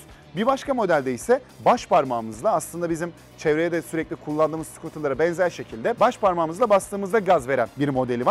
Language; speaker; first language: Turkish; native; Turkish